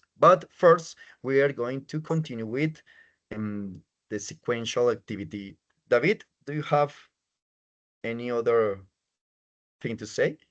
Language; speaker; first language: English; non-native, fluent; Spanish